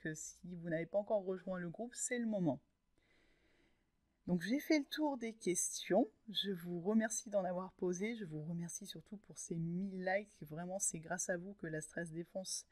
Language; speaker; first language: French; native; French